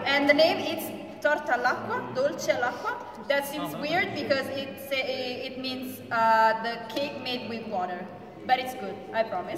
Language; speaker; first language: English; non-native, fluent; Italian